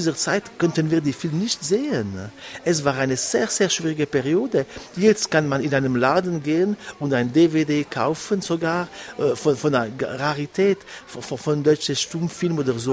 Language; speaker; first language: German; non-native, local second language; French